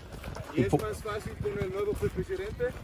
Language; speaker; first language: Spanish; non-native, learner; English